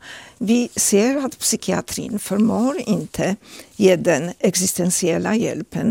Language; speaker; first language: Swedish; non-native, fluent; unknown